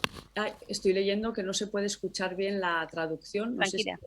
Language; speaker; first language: Spanish; native; Spanish